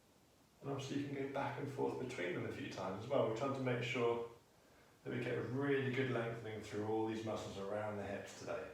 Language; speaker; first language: English; native; English